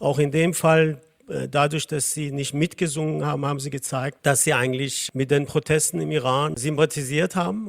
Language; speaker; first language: German; non-native, fluent; Persian